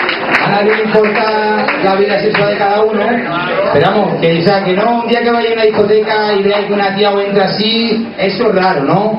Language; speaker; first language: Spanish; native; Spanish